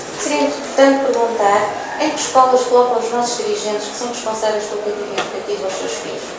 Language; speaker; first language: Portuguese; native; Portuguese